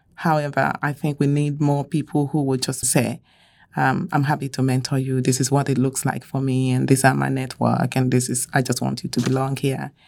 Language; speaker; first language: English; non-native, local second language; Yoruba